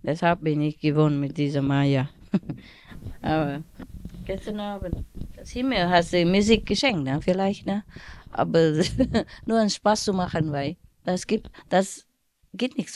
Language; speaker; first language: German; non-native, learner; Vietnamese